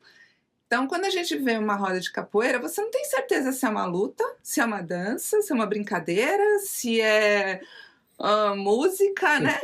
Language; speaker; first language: Portuguese; native; Portuguese